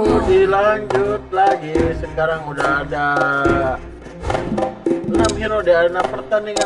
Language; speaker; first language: Indonesian; native; Indonesian